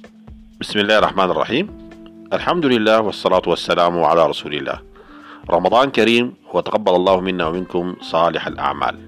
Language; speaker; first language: Arabic; native; Arabic